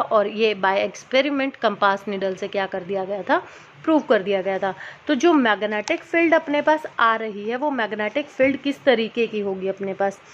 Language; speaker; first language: Hindi; native; Hindi